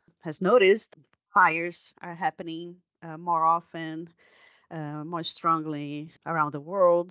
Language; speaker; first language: English; non-native, fluent; Portuguese